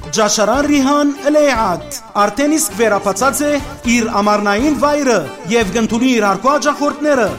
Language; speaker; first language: Armenian; early bilingual, heritage; Armenian